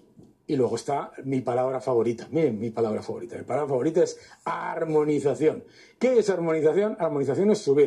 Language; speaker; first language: Spanish; native; Spanish